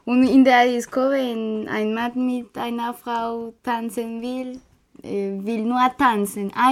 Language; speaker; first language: German; non-native, fluent; Spanish